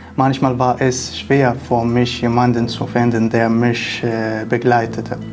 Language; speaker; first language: German; non-native, learner; Arabic